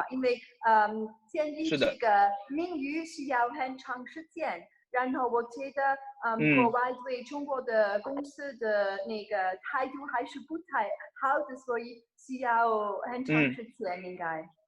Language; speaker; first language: Chinese; non-native, fluent; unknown